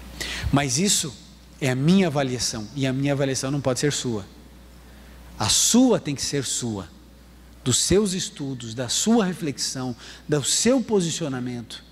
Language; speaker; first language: Portuguese; native; Portuguese